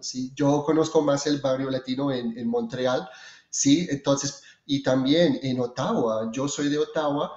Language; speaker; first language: Spanish; non-native, fluent; French